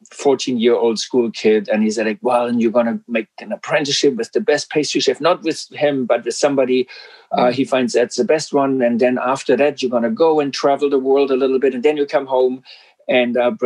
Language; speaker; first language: English; non-native, fluent; German